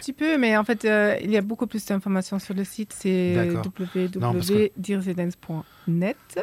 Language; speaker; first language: French; non-native, fluent; German